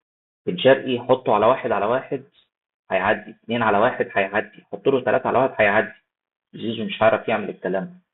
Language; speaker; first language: Arabic; native; Arabic